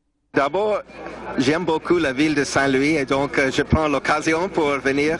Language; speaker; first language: French; non-native, fluent; English